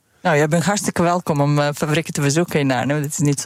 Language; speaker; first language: Dutch; non-native, fluent; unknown